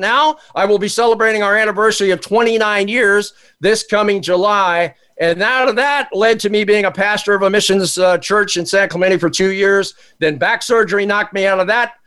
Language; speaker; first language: English; native; English